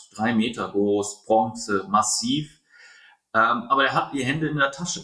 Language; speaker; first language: German; native; German